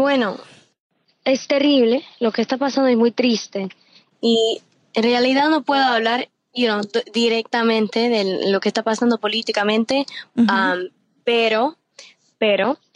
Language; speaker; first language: Spanish; early bilingual, heritage; Spanish